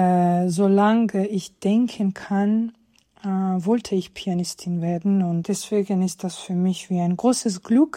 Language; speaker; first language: German; non-native, fluent; Georgian